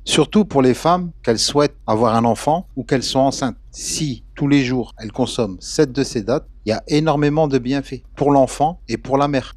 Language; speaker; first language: French; native; French